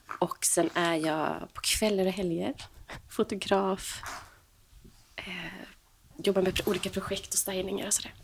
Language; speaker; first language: Swedish; native; Swedish